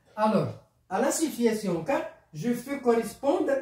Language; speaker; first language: French; non-native, local second language; Arabic